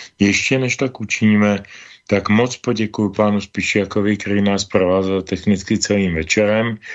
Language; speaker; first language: Czech; native; Czech